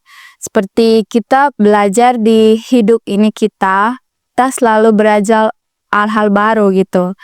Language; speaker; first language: Indonesian; non-native, learner; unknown